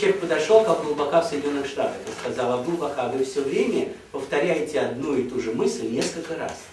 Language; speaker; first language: Russian; native; Russian